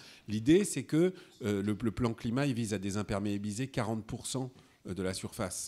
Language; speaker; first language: French; native; French